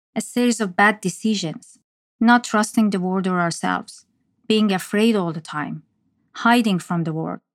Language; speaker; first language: English; non-native, fluent; Persian